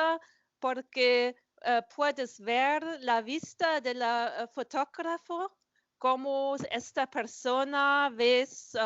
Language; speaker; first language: Spanish; non-native, learner; German